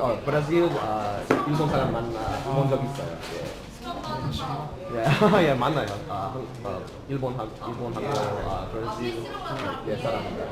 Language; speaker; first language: Korean; non-native, learner; English